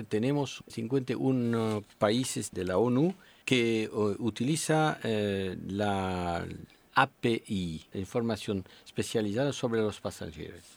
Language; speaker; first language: Spanish; non-native, fluent; French